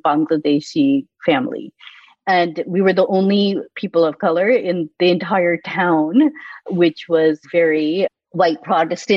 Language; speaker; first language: English; native; English